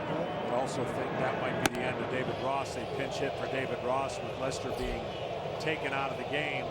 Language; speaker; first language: English; native; English